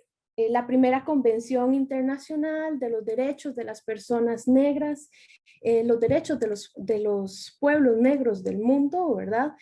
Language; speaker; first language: Spanish; native; Spanish